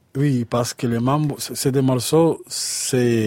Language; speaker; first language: French; non-native, learner; Spanish